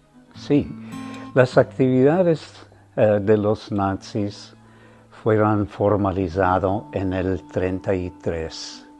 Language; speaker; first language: Spanish; non-native, fluent; German